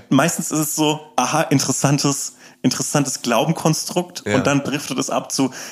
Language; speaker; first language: German; native; German